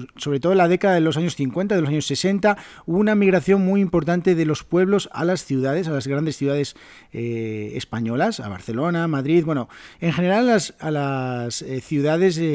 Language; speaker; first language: Spanish; native; Spanish